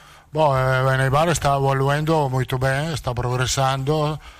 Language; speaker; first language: Portuguese; non-native, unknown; Italian